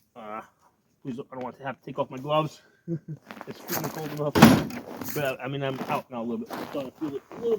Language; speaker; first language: English; native; English